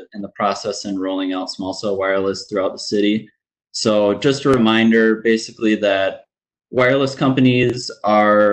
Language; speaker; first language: English; native; English